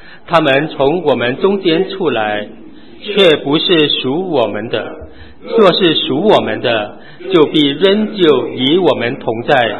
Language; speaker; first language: Chinese; native; Chinese